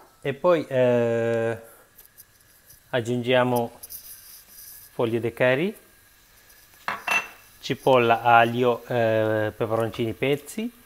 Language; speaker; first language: Italian; non-native, learner; Sinhala